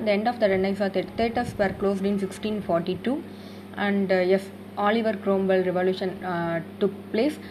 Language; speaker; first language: English; non-native, local second language; Tamil